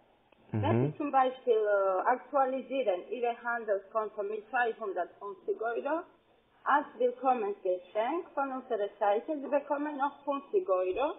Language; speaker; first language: German; non-native, fluent; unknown